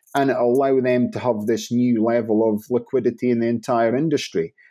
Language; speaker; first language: English; native; English